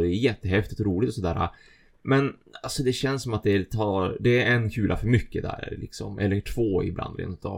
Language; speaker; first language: Swedish; native; Swedish